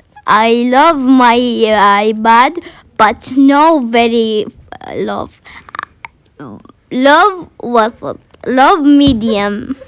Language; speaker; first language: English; non-native, learner; Arabic